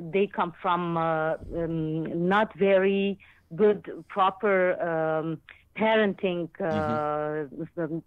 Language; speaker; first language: English; non-native, fluent; Arabic